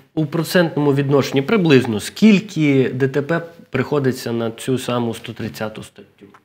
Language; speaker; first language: Ukrainian; non-native, local second language; Russian